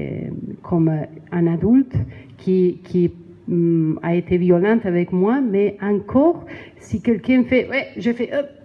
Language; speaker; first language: French; non-native, learner; Spanish